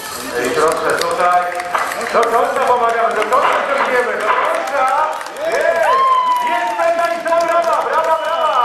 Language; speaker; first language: Polish; native; Polish